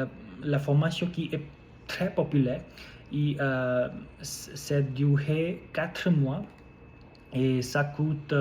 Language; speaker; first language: French; non-native, learner; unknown